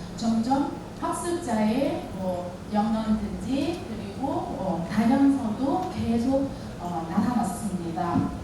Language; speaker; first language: Korean; non-native, fluent; Vietnamese